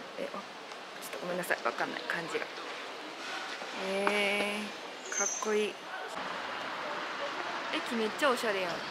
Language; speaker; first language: Japanese; native; Japanese